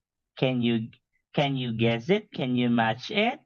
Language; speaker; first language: English; non-native, fluent; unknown